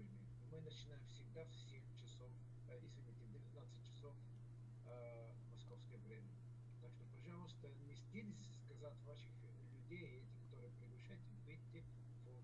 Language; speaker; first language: Russian; non-native, learner; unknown